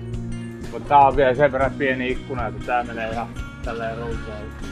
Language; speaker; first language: Finnish; native; Finnish